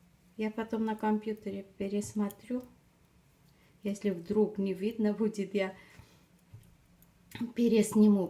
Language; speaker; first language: Russian; non-native, fluent; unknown